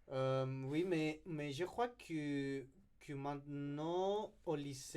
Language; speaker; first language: French; non-native, learner; Spanish